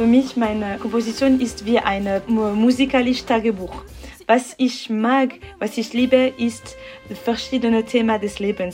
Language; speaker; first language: German; non-native, learner; French